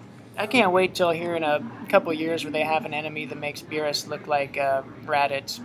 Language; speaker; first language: English; native; English